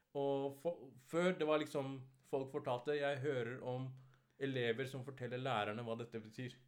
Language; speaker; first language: Norwegian; early bilingual, other home language; Urdu